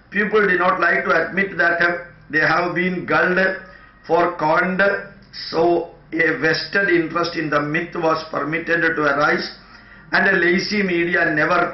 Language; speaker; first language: English; non-native, local second language; Malayalam